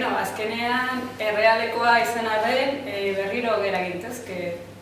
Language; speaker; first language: Basque; non-native, learner; Spanish